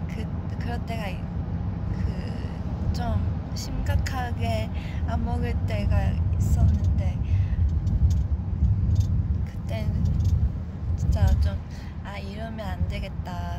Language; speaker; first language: Korean; non-native, fluent; Chinese